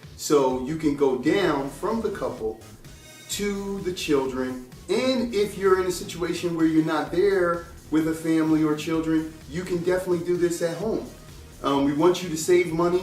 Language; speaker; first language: English; native; English